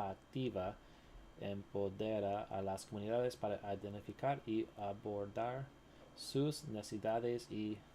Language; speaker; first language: Spanish; non-native, learner; English